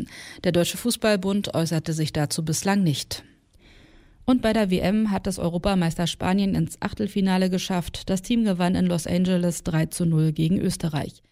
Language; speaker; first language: German; native; German